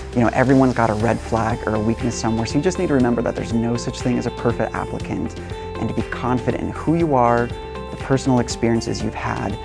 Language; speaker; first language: English; native; English